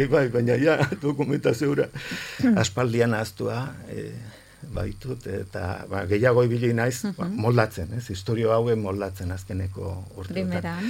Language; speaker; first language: Basque; non-native, local second language; Spanish